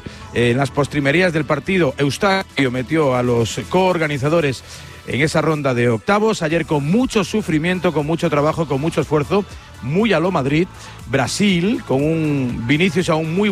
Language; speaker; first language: Spanish; native; Spanish